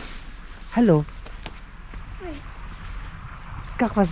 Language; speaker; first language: Russian; non-native, learner; Hindi